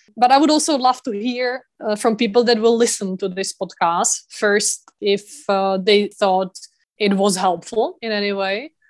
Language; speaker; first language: English; non-native, fluent; Czech